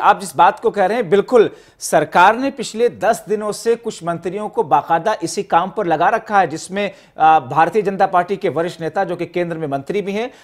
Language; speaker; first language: Hindi; native; Hindi